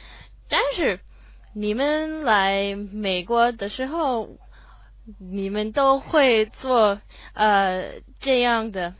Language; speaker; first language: Chinese; non-native, learner; English